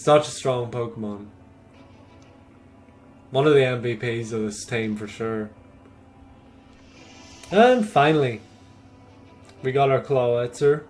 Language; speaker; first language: English; native; English